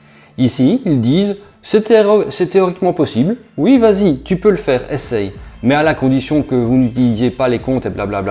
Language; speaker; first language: French; native; French